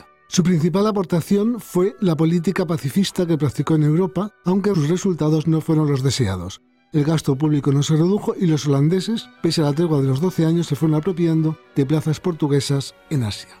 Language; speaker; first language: Spanish; native; Spanish